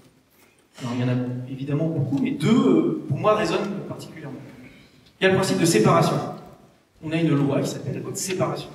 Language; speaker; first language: French; native; French